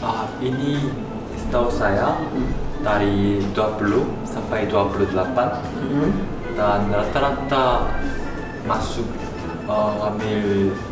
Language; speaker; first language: Indonesian; non-native, fluent; Korean